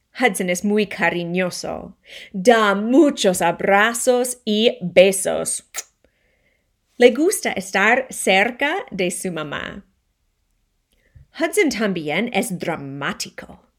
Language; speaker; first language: Spanish; non-native, fluent; English